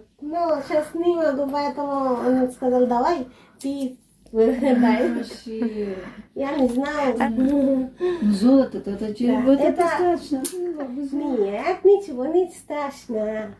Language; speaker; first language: Russian; non-native, learner; Bangla